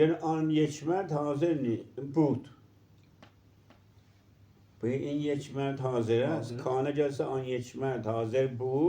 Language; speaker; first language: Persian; non-native, local second language; Azerbaijani